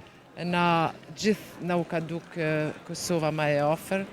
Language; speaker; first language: Albanian; early bilingual, heritage; Albanian